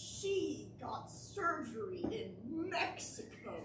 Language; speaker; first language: English; native; English